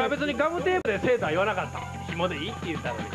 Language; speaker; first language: Japanese; native; Japanese